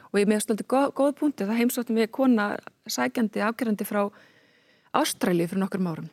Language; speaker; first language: Icelandic; native; Icelandic